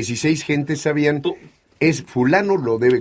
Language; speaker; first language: Spanish; native; Spanish